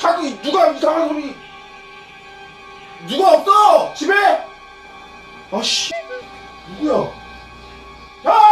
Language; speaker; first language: Korean; native; Korean